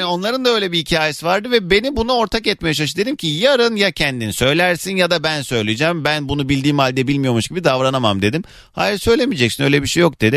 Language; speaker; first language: Turkish; native; Turkish